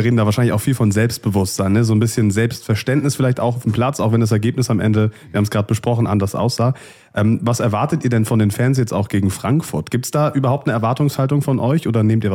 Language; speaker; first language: German; native; German